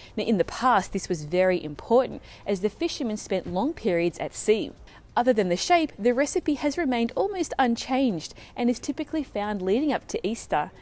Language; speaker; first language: English; early bilingual, other home language; Italian